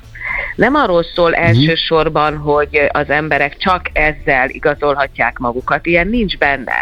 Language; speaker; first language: Hungarian; native; Hungarian